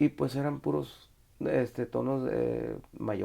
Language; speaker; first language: Spanish; native; Spanish